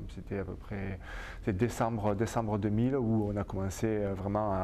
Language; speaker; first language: French; native; French